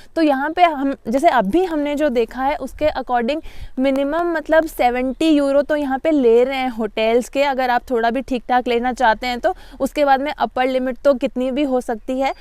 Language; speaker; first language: Hindi; native; Hindi